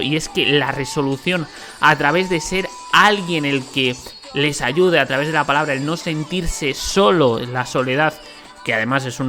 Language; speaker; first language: Spanish; native; Spanish